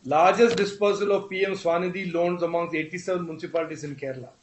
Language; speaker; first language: English; non-native, local second language; Malayalam